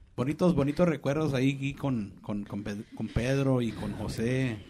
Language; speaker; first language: Spanish; native; Spanish